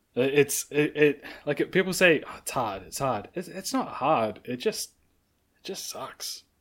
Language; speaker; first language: English; native; English